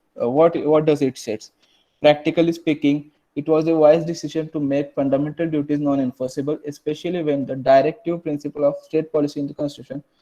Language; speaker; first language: English; non-native, local second language; Marathi